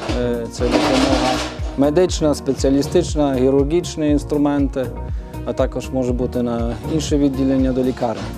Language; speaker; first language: Ukrainian; non-native, fluent; Polish